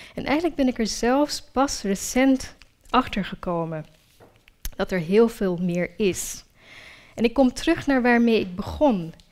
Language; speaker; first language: Dutch; early bilingual, other home language; Urdu